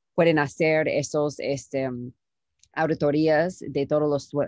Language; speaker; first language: Spanish; non-native, fluent; English